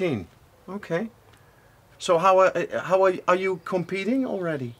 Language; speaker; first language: English; non-native, fluent; Dutch